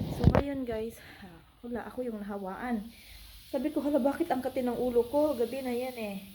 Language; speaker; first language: Filipino; non-native, local second language; Cebuano